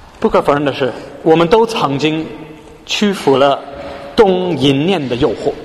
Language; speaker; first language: Chinese; non-native, fluent; English